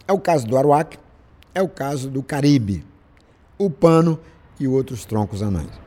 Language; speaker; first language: Portuguese; non-native, local second language; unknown